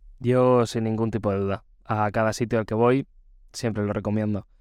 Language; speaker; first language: Spanish; native; Spanish